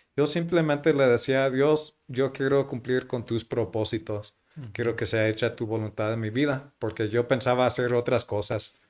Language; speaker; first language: Spanish; non-native, fluent; English